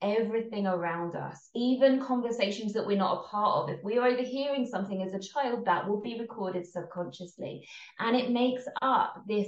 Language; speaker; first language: English; native; English